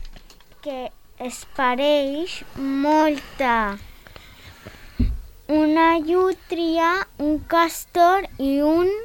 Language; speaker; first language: Catalan; non-native, local second language; Spanish